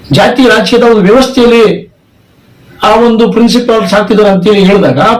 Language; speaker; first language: Kannada; native; Kannada